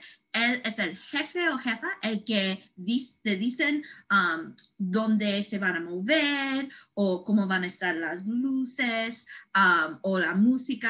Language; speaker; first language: Spanish; early bilingual, heritage; Spanish